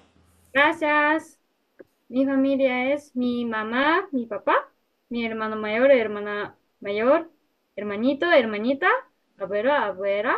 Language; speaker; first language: Spanish; non-native, learner; Japanese